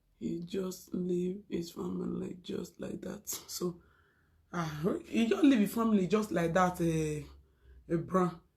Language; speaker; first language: Nigerian Pidgin; non-native, local second language; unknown